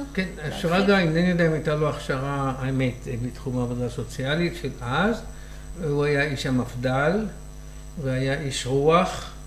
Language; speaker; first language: Hebrew; native; Hebrew